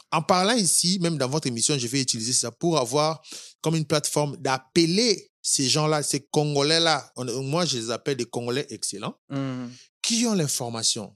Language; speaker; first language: French; non-native, local second language; Lingala